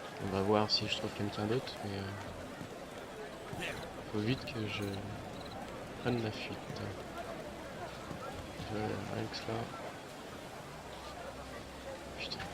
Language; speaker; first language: French; native; French